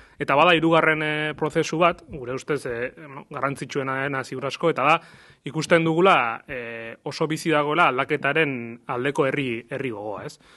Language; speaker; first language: Basque; native; Basque